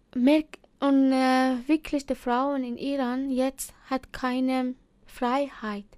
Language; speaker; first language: German; non-native, learner; Persian